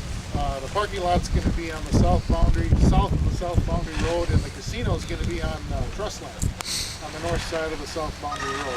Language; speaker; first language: English; native; English